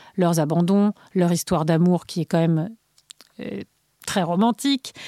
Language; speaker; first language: French; native; French